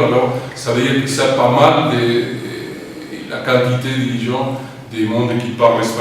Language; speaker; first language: French; non-native, fluent; Spanish